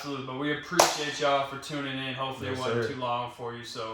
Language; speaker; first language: English; native; English